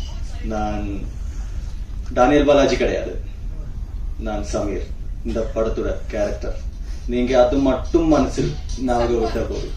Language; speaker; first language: Tamil; non-native, fluent; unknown